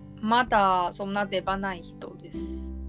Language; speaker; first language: Japanese; non-native, learner; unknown